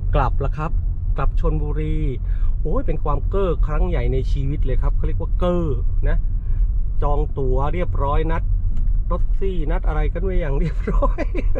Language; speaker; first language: Thai; native; Thai